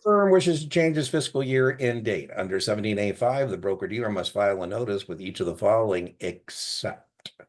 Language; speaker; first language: English; native; English